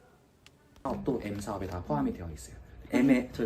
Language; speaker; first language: Korean; native; Korean